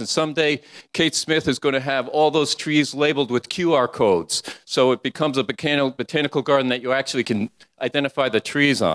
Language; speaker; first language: English; native; English